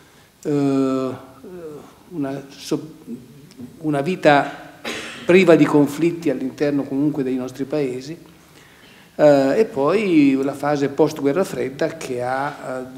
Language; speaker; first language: Italian; native; Italian